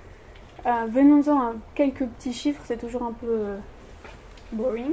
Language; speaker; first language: French; native; French